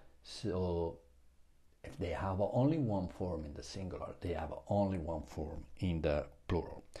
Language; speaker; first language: English; non-native, fluent; Italian